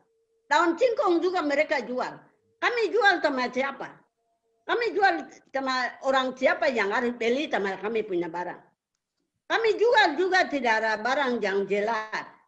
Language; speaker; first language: Indonesian; non-native, local second language; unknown